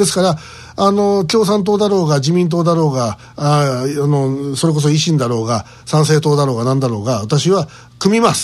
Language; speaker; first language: Japanese; native; Japanese